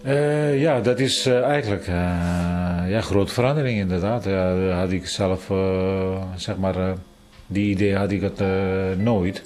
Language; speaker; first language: Dutch; non-native, fluent; Tibetan